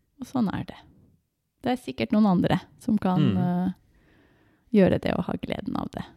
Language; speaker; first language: Norwegian; non-native, fluent; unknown